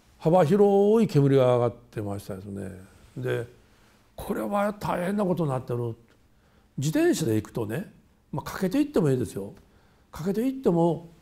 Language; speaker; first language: Japanese; native; Japanese